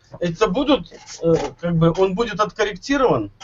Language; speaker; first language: Russian; native; Russian